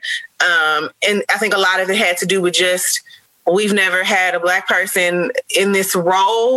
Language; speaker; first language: English; native; English